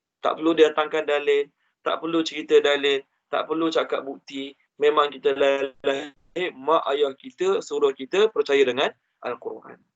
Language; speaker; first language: Malay; native; Malay